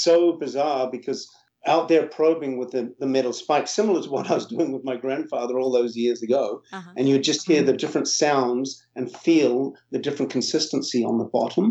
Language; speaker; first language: English; native; English